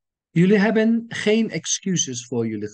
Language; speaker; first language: Dutch; non-native, fluent; Turkish